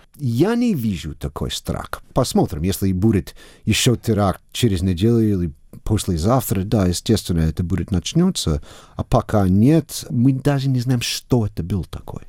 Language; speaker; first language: Russian; non-native, fluent; English